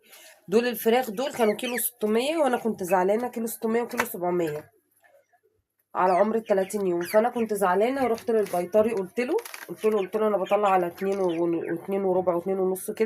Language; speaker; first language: Arabic; native; Arabic